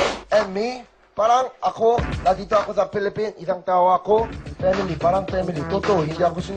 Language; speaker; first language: Filipino; non-native, learner; Korean